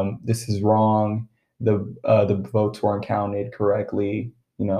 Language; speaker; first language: English; early bilingual, other home language; Arabic